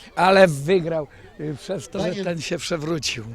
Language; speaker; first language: Polish; native; Polish